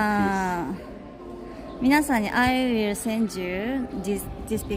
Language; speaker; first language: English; non-native, learner; Japanese